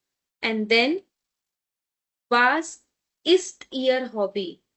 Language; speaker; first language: German; non-native, fluent; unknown